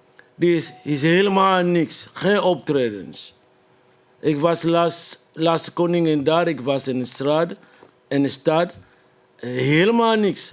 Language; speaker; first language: Dutch; non-native, fluent; Lingala